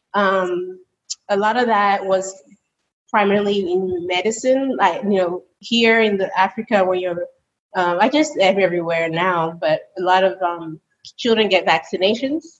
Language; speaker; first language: English; early bilingual, other home language; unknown